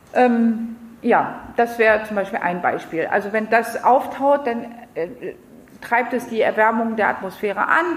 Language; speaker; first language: German; non-native, fluent; French